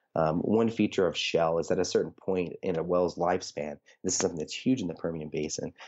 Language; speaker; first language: English; native; English